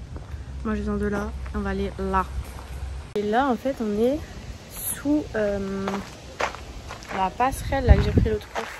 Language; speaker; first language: French; native; French